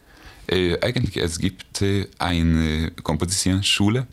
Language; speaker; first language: German; non-native, learner; Hungarian